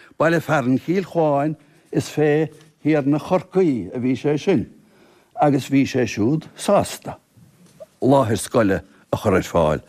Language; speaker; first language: Irish; native; Irish